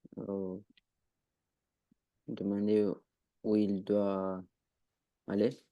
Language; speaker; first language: French; non-native, learner; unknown